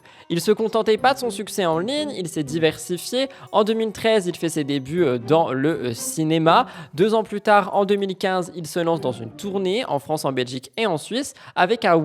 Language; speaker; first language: French; native; French